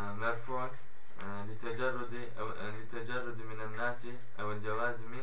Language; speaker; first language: Arabic; non-native, learner; Turkish